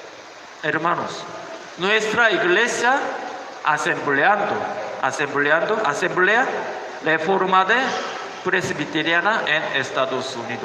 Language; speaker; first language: Spanish; non-native, learner; Korean